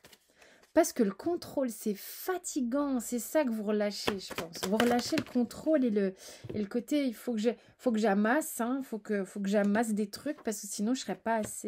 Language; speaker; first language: French; native; French